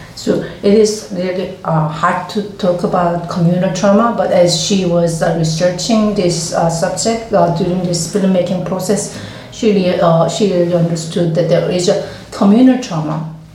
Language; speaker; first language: English; non-native, fluent; Korean